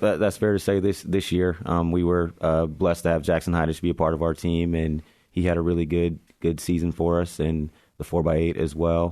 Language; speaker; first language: English; native; English